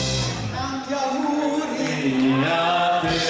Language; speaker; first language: Italian; native; Italian